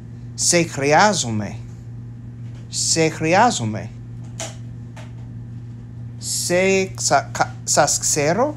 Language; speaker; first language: Greek; non-native, learner; English